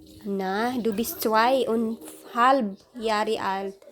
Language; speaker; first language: German; non-native, learner; Cebuano